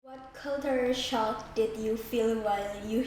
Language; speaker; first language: English; non-native, learner; Indonesian